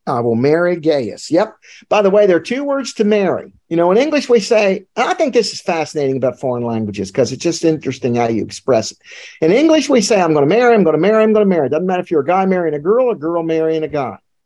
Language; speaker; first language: English; native; English